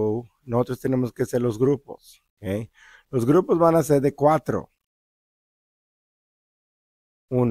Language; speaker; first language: Spanish; early bilingual, heritage; Spanish